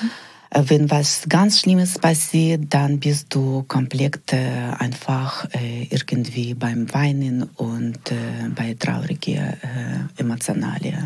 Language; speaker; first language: German; non-native, fluent; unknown